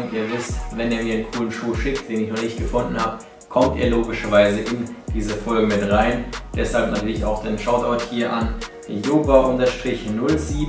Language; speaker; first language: German; native; German